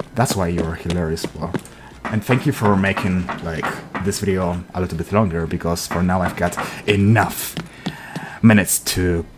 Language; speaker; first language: English; non-native, fluent; Polish